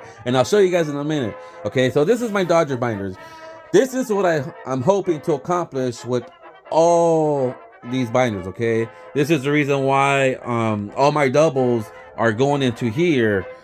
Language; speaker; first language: English; native; English